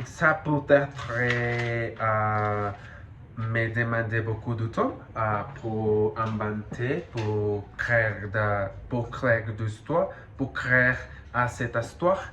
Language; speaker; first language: French; non-native, learner; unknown